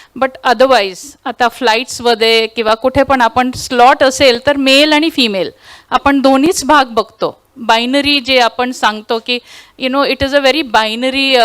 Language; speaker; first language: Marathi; non-native, local second language; Tulu